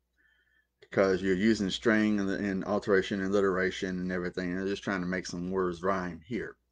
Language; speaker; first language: English; native; English